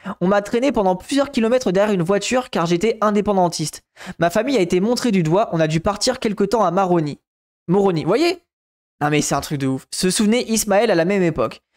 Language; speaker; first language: French; native; French